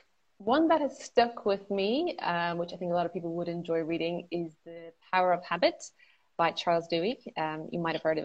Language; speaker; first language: English; native; English